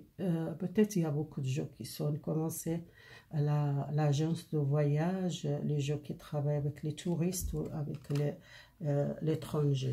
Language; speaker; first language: French; non-native, learner; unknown